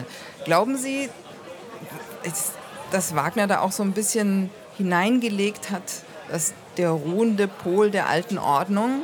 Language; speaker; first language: German; native; German